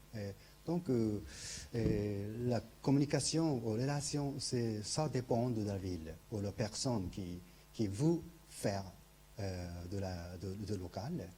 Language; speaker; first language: French; non-native, learner; Japanese